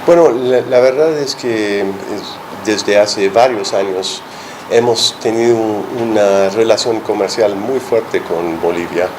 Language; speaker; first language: Spanish; non-native, fluent; English